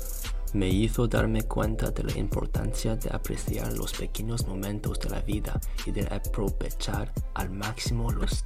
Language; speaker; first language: Spanish; non-native, learner; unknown